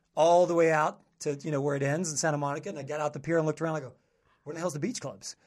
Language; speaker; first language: English; native; English